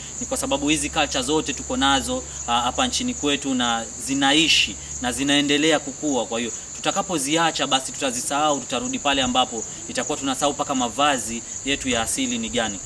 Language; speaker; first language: Swahili; native; Swahili